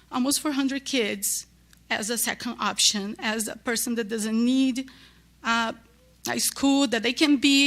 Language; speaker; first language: English; non-native, learner; Portuguese